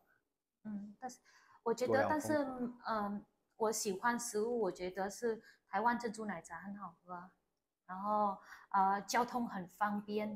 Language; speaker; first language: Chinese; non-native, learner; Vietnamese